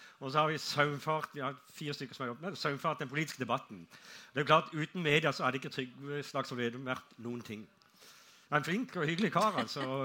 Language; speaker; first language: Norwegian; native; Norwegian